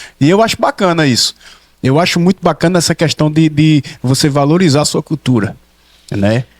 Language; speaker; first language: Portuguese; native; Portuguese